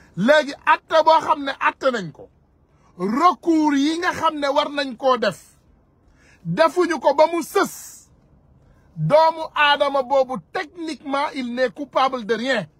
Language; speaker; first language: Wolof; non-native, local second language; Soninke